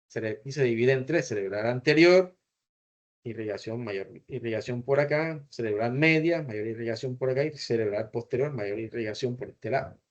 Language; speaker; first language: Spanish; native; Spanish